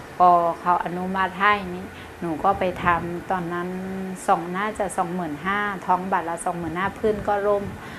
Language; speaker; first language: Thai; non-native, fluent; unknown